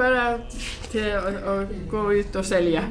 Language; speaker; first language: Swedish; non-native, learner; Finnish